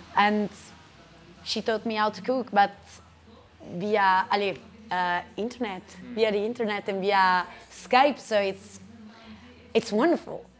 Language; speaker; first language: English; non-native, fluent; Italian